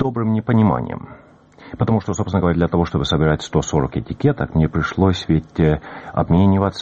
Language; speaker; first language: Russian; native; Russian